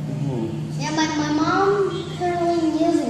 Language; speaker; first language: English; non-native, learner; Vietnamese